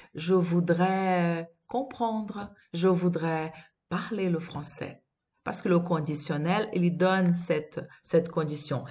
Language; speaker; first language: French; non-native, fluent; Portuguese